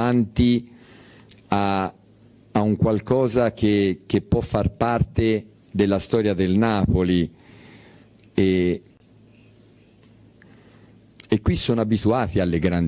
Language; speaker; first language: Italian; native; Italian